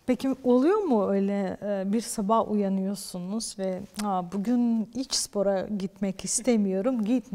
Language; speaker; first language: Turkish; non-native, fluent; Ukrainian